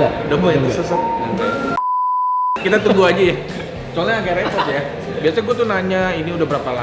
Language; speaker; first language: Indonesian; native; Indonesian